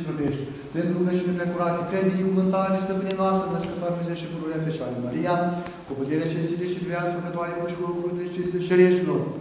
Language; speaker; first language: Romanian; native; Romanian